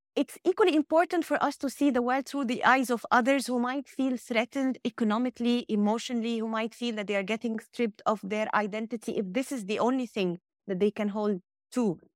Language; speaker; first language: English; non-native, fluent; Arabic